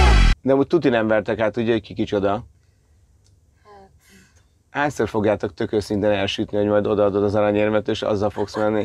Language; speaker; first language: Hungarian; native; Hungarian